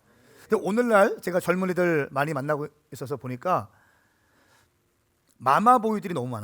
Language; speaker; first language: Korean; native; Korean